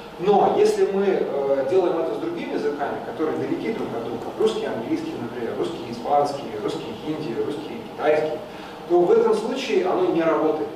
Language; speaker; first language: Russian; native; Russian